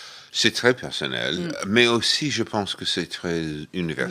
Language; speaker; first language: French; non-native, fluent; English